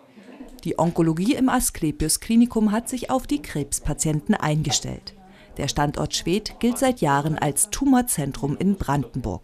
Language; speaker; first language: German; native; German